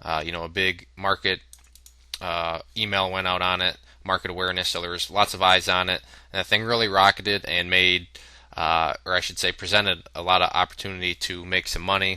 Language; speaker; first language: English; native; English